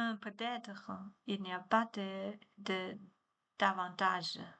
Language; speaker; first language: French; non-native, learner; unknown